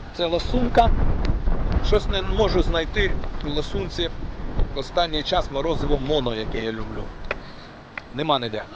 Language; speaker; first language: Ukrainian; non-native, local second language; Russian